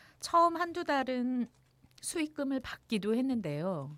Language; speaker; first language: Korean; native; Korean